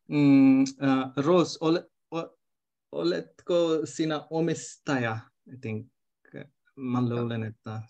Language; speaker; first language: Finnish; non-native, learner; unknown